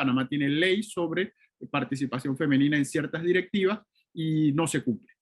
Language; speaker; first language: Spanish; native; Spanish